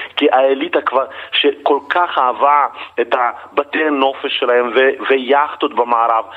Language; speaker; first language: Hebrew; non-native, fluent; Russian